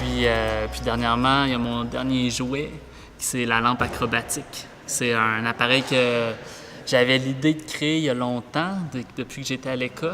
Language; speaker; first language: French; native; French